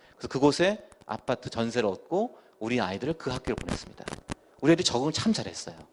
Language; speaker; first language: Korean; native; Korean